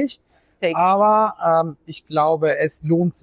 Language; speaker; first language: German; non-native, fluent; Italian